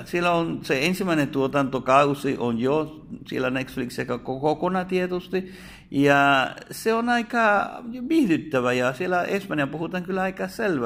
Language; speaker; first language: Finnish; non-native, fluent; Spanish